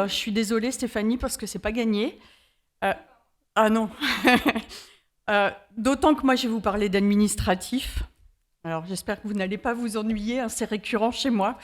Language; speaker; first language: French; native; French